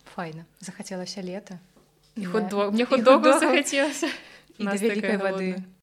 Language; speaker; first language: Belarusian; non-native, local second language; Russian